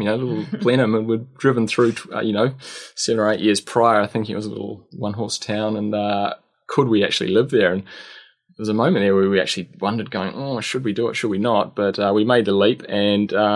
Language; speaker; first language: English; native; English